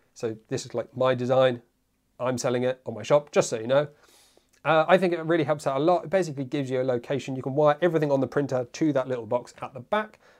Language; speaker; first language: English; native; English